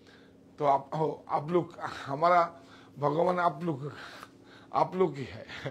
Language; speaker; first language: Hindi; non-native, local second language; Bangla